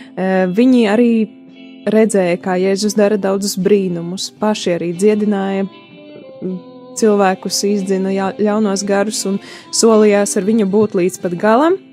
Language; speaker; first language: Latvian; native; Latvian